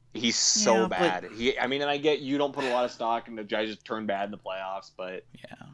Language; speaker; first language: English; native; English